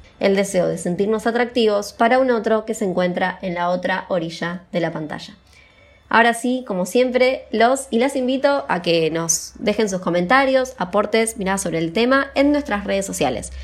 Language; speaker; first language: Spanish; native; Spanish